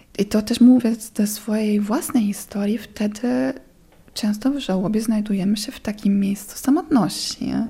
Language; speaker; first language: Polish; non-native, fluent; German